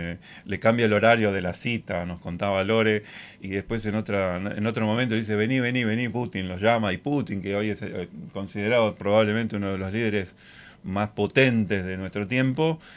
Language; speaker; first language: Spanish; native; Spanish